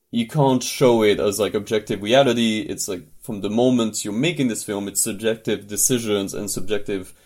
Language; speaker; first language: English; non-native, fluent; French